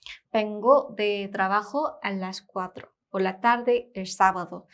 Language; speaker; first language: Spanish; non-native, fluent; Korean